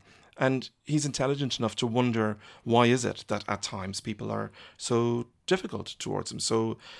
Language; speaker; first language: English; native; English